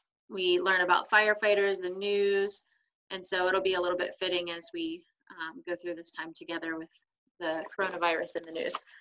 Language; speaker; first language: English; native; English